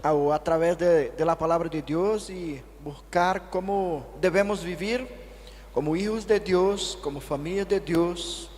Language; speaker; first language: Spanish; non-native, fluent; Portuguese